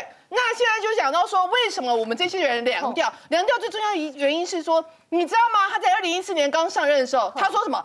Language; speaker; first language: Chinese; native; Chinese